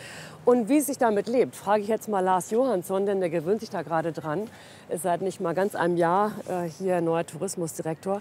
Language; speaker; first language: German; native; German